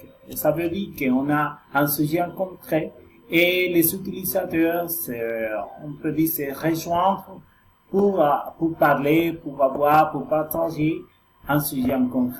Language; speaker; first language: French; non-native, learner; Spanish